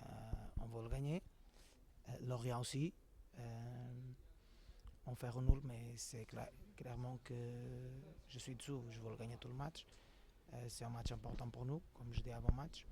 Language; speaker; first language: French; non-native, learner; Portuguese